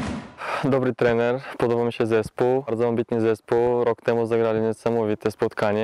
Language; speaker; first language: Polish; non-native, learner; Bulgarian